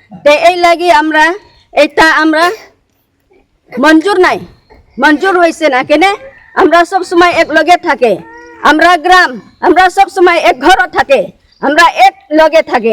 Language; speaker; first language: Bangla; non-native, local second language; Khasi